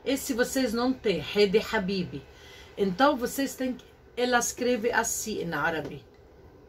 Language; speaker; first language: Portuguese; non-native, learner; Arabic